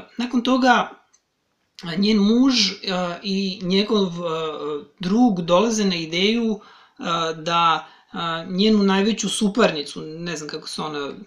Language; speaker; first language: Serbian; native; Serbian